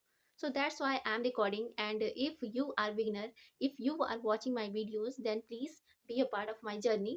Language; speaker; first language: English; non-native, learner; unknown